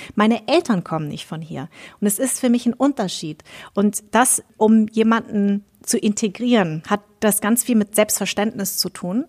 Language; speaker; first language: German; early bilingual, other home language; Vietnamese